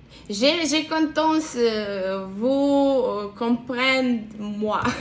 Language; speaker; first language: French; non-native, learner; Russian